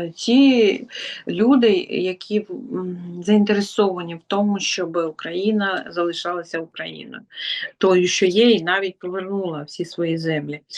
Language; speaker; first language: Ukrainian; non-native, local second language; Russian